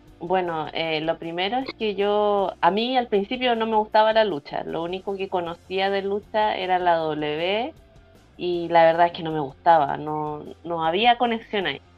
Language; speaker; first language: Spanish; native; Spanish